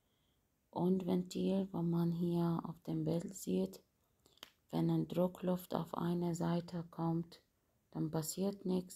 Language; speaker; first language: German; non-native, fluent; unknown